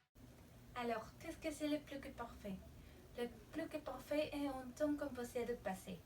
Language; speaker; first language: French; non-native, learner; Spanish